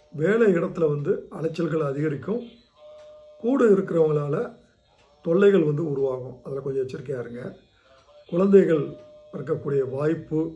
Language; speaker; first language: Tamil; native; Tamil